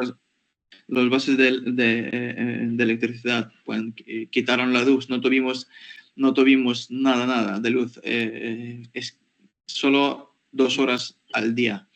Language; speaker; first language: Spanish; non-native, fluent; Ukrainian